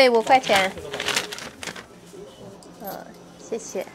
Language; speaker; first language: Chinese; non-native, learner; Indonesian